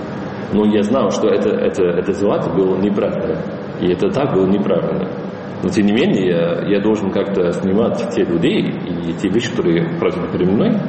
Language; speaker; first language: Russian; non-native, fluent; English